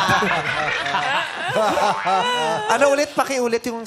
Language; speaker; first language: Filipino; native; Filipino